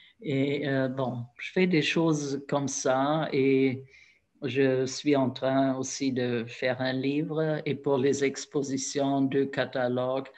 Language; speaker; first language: French; non-native, fluent; German